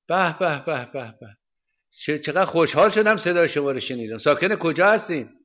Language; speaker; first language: Persian; native; Persian